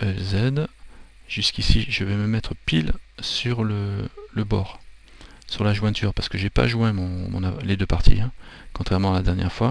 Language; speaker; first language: French; native; French